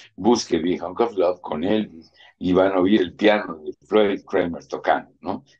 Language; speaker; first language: Spanish; native; Spanish